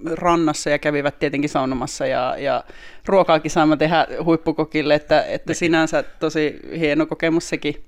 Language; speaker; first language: Finnish; native; Finnish